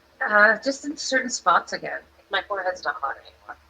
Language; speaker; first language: English; native; English